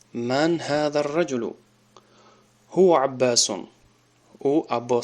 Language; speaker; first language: Arabic; non-native, fluent; Tajik